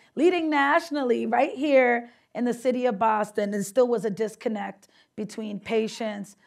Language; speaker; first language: English; native; English